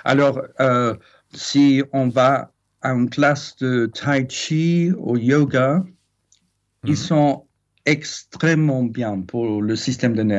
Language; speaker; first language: French; non-native, fluent; English